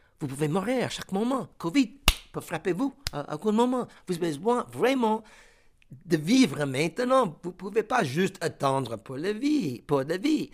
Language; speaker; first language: French; non-native, fluent; English